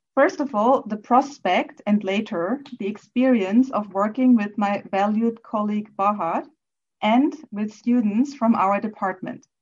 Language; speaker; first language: English; non-native, fluent; German